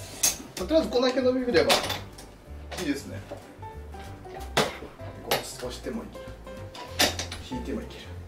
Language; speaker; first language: Japanese; native; Japanese